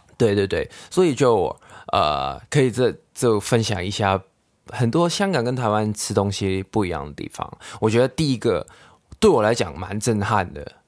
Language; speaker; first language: Chinese; non-native, local second language; Cantonese